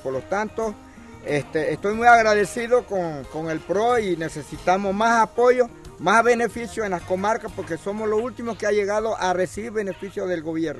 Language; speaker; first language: Spanish; non-native, local second language; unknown